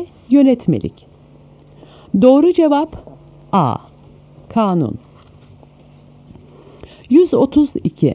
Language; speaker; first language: Turkish; native; Turkish